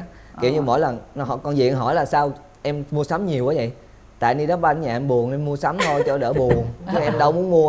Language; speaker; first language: Vietnamese; native; Vietnamese